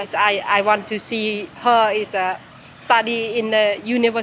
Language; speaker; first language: English; non-native, learner; Khmer